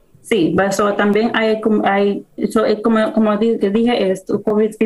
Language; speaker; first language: Spanish; early bilingual, heritage; Spanish